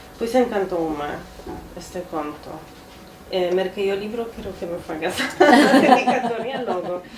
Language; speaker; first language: Galician; non-native, fluent; Polish